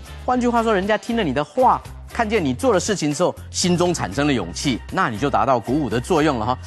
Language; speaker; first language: Chinese; native; Chinese